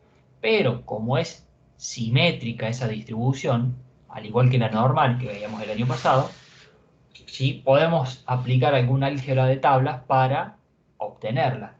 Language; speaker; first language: Spanish; native; Spanish